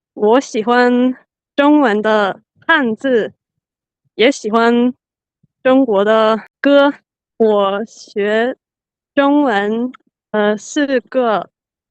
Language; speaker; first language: Chinese; non-native, learner; Finnish